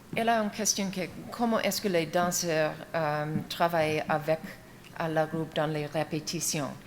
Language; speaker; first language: French; non-native, fluent; English